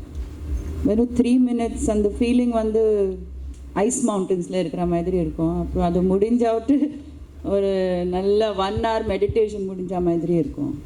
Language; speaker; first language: Tamil; non-native, local second language; Hindi